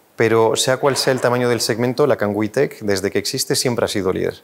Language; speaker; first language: Spanish; non-native, fluent; French